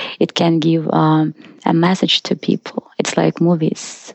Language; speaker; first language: English; non-native, fluent; Russian